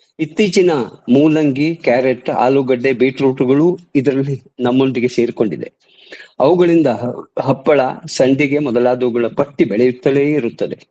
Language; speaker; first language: Kannada; non-native, local second language; Marathi